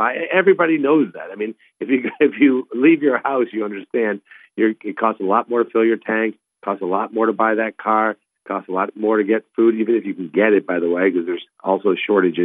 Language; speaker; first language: English; non-native, fluent; Spanish